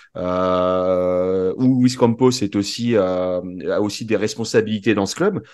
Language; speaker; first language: French; native; French